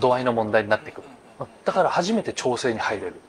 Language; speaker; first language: Japanese; native; Japanese